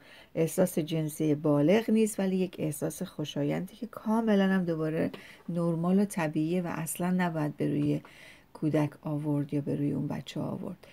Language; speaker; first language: Persian; native; Persian